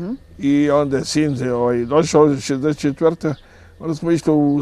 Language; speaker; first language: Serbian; non-native, fluent; Arabic